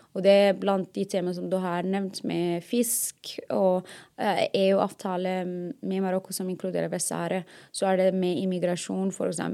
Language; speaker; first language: Norwegian; non-native, fluent; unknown